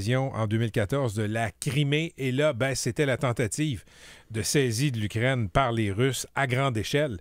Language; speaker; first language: French; native; French